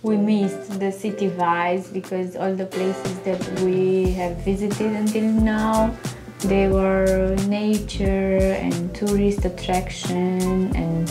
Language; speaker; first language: English; non-native, learner; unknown